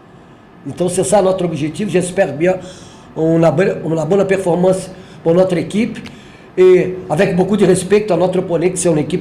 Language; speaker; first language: French; non-native, learner; Portuguese